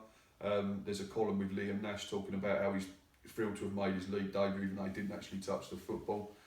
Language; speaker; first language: English; native; English